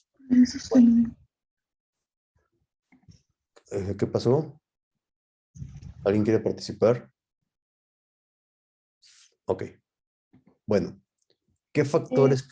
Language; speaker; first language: Spanish; native; Spanish